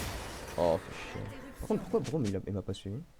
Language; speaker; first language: French; native; French